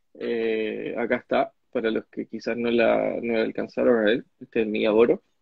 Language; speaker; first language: Spanish; native; Spanish